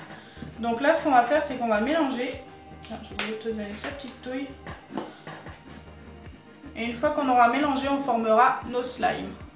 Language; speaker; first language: French; native; French